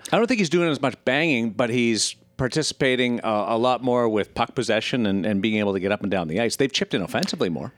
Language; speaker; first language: English; native; English